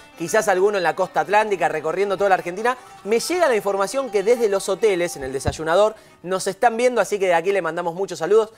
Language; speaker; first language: Spanish; native; Spanish